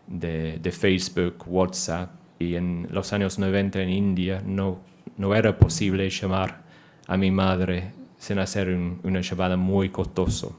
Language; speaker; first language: Spanish; non-native, fluent; English